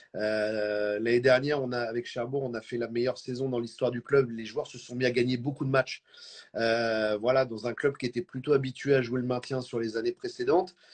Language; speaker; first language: French; native; French